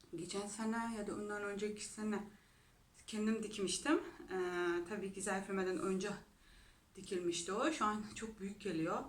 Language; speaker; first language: Turkish; non-native, fluent; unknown